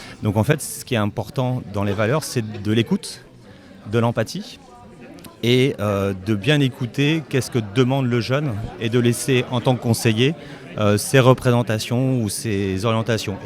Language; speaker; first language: French; native; French